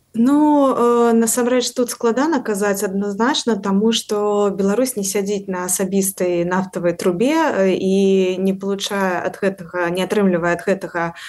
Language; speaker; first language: Belarusian; non-native, local second language; Russian